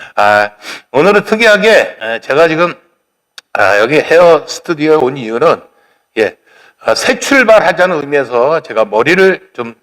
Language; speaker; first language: Korean; native; Korean